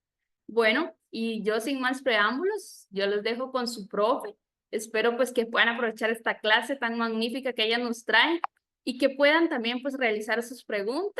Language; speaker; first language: Spanish; native; Spanish